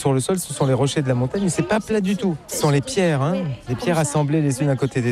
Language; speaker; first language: French; native; French